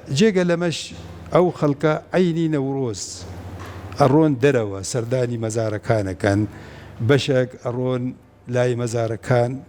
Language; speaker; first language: Central Kurdish; non-native, local second language; Kurdish